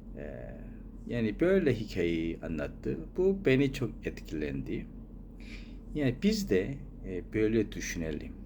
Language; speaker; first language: Turkish; non-native, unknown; Korean